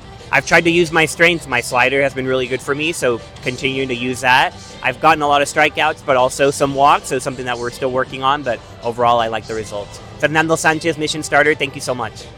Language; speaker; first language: English; native; English